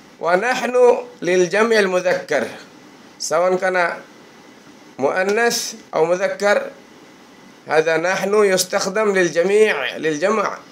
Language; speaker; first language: Arabic; non-native, fluent; Bangla